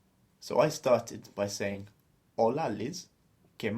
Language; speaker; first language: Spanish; non-native, fluent; English